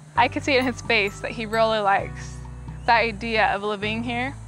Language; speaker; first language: English; native; English